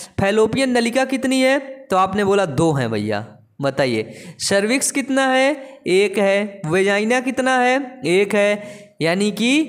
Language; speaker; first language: Hindi; native; Hindi